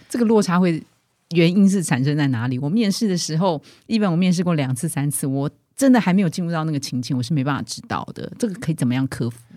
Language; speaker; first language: Chinese; native; Chinese